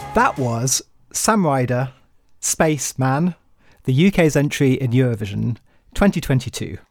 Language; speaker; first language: English; native; English